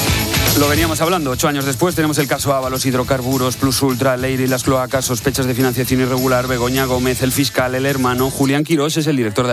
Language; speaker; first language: Spanish; native; Spanish